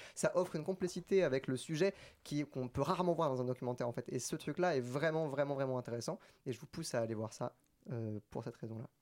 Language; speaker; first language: French; native; French